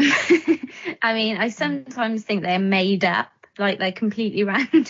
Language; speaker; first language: English; native; English